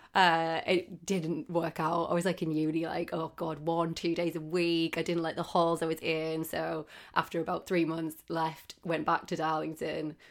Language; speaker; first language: English; native; English